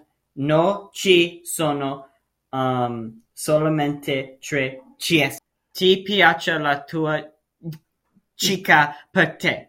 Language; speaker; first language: Italian; non-native, learner; English